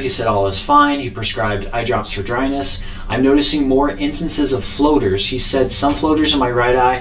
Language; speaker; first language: English; native; English